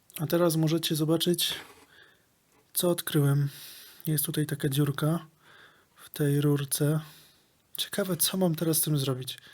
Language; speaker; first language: Polish; native; Polish